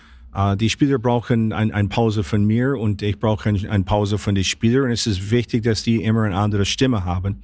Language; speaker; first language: German; non-native, fluent; English